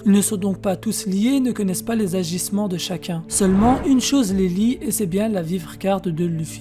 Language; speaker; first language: French; native; French